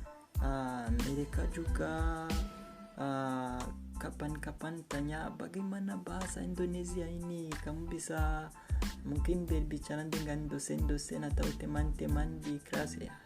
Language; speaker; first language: Indonesian; non-native, fluent; Kinyarwanda